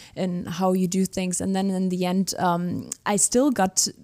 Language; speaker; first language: English; non-native, fluent; German